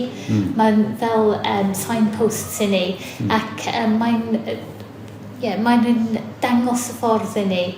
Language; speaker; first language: Welsh; non-native, fluent; English